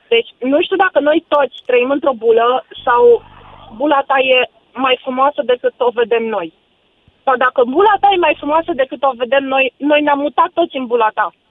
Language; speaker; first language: Romanian; native; Romanian